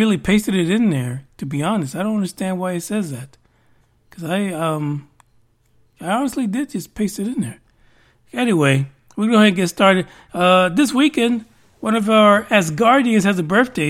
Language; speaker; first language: English; native; English